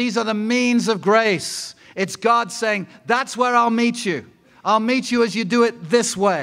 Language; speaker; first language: English; native; English